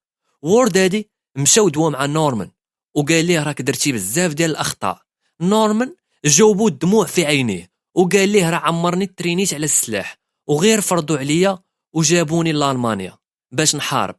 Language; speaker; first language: Arabic; native; Arabic